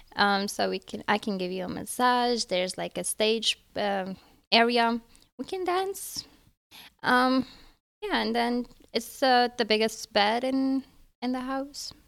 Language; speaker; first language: English; early bilingual, other home language; Arabic